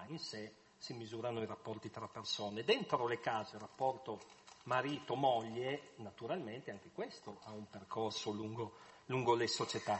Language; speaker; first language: Italian; native; Italian